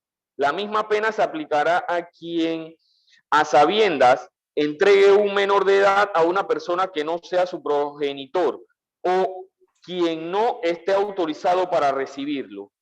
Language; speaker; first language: Spanish; native; Spanish